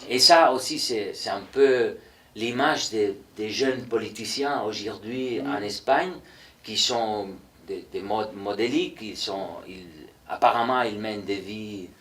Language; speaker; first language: French; non-native, fluent; Spanish